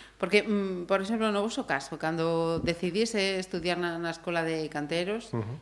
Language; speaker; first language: Galician; non-native, local second language; Spanish